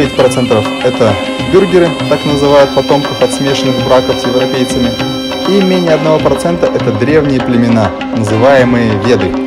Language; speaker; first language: Russian; native; Russian